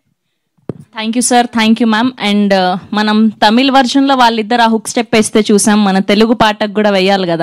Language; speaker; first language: Telugu; native; Telugu